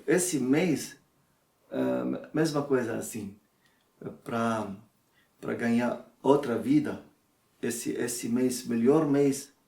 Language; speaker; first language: Portuguese; non-native, learner; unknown